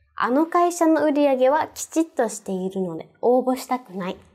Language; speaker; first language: Japanese; native; Japanese